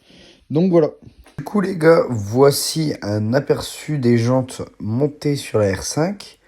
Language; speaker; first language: French; native; French